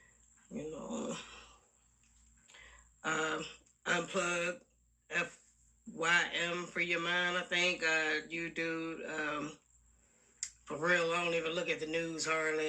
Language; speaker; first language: English; native; English